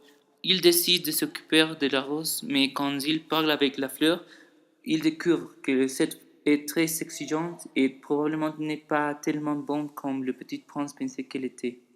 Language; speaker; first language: French; non-native, learner; Spanish